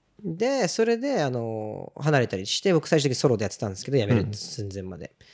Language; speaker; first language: Japanese; early bilingual, other home language; Portuguese